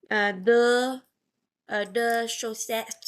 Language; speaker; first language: French; non-native, learner; Vietnamese